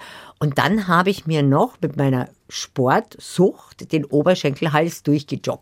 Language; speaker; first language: German; native; German